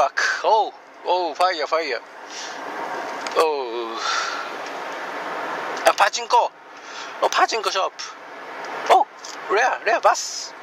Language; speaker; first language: English; non-native, learner; Japanese